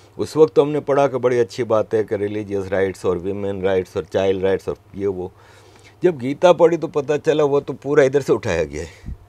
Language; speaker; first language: Urdu; native; Urdu